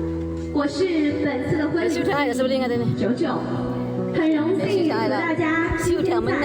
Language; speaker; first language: Chinese; native; Chinese